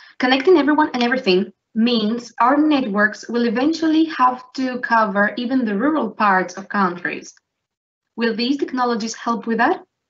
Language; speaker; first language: English; non-native, fluent; Greek